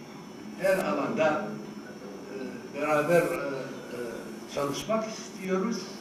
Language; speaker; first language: Turkish; non-native, fluent; Arabic